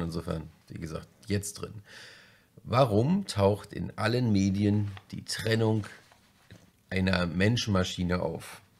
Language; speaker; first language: German; native; German